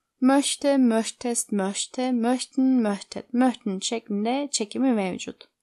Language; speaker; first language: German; non-native, fluent; Turkish